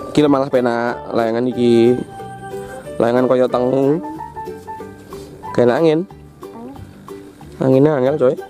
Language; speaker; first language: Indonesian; non-native, local second language; Javanese